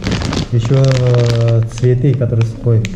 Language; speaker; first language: Russian; non-native, learner; Chinese